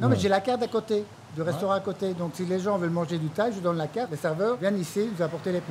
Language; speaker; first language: French; native; French